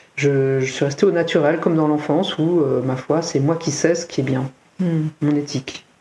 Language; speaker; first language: French; native; French